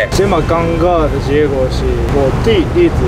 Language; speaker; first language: Chinese; non-native, fluent; Japanese